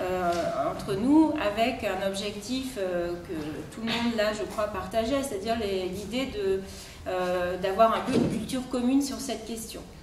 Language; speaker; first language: French; native; French